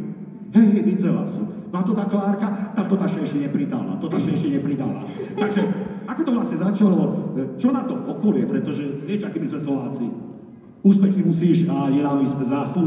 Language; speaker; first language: Slovak; native; Slovak